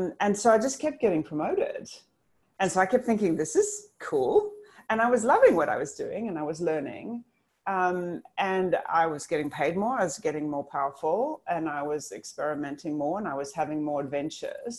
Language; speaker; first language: English; native; English